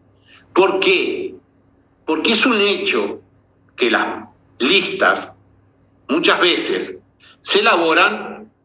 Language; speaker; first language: Spanish; native; Spanish